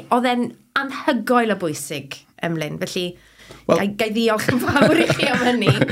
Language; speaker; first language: Welsh; native; Welsh